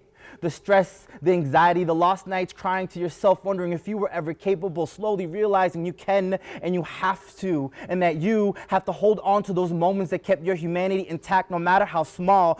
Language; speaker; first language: English; early bilingual, other home language; Spanish